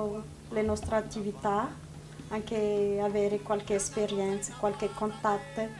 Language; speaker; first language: Italian; non-native, learner; Malagasy